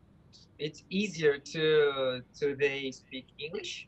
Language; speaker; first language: English; non-native, learner; Portuguese